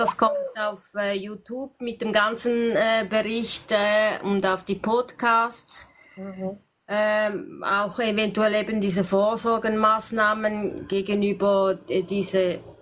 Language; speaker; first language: German; native; German